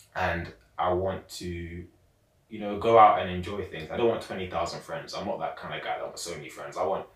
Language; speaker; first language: English; native; English